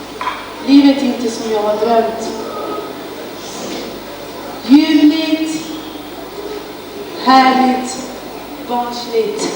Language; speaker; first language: Swedish; non-native, learner; Kurdish